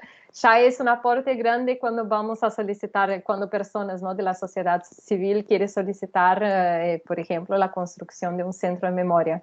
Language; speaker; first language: Spanish; non-native, fluent; Portuguese